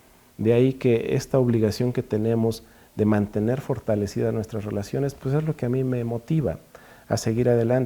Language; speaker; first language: Spanish; native; Spanish